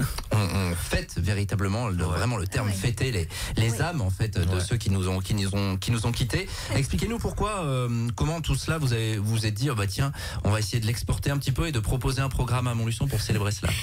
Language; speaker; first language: French; native; French